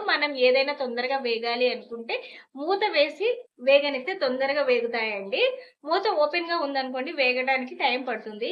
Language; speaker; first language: Telugu; non-native, local second language; Urdu